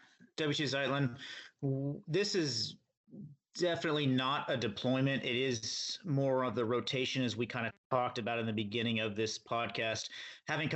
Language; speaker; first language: English; native; English